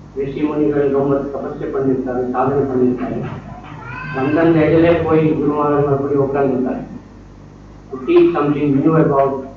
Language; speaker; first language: Tamil; non-native, learner; Kannada